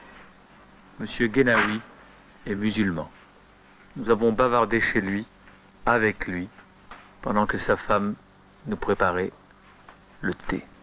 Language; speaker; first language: French; native; French